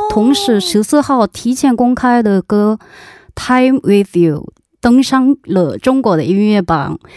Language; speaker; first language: Chinese; non-native, fluent; Korean